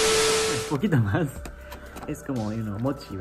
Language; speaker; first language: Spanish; non-native, learner; Japanese